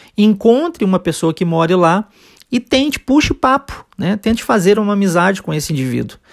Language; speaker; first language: Portuguese; early bilingual, heritage; Portuguese